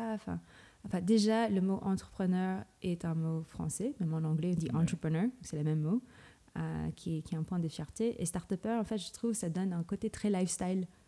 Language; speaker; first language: French; non-native, fluent; Filipino